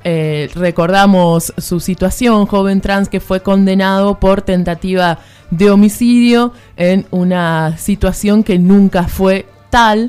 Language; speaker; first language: Spanish; native; Spanish